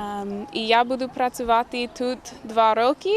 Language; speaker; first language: Ukrainian; non-native, learner; English